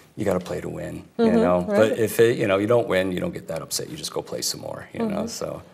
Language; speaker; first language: English; native; English